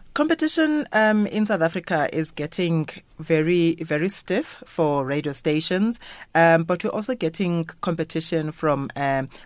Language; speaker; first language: English; non-native, local second language; Xhosa